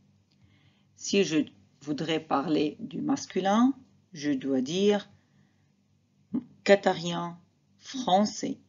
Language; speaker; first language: French; non-native, fluent; Arabic